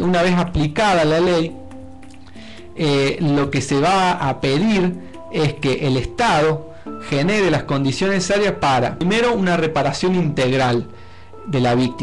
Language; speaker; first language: Spanish; native; Spanish